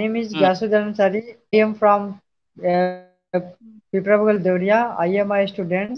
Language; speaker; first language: English; non-native, learner; Hindi